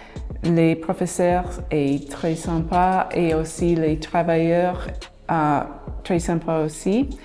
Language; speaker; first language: French; non-native, learner; English